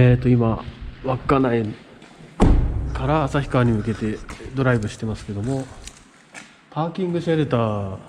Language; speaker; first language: Japanese; native; Japanese